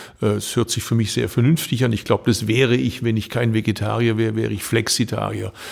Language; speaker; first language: German; early bilingual, other home language; Turkish